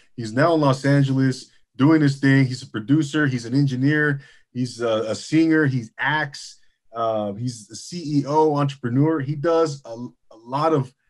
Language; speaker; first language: English; native; English